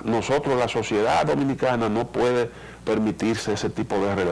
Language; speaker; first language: Spanish; native; Spanish